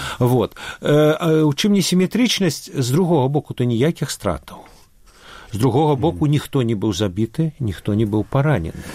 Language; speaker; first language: Belarusian; non-native, local second language; Russian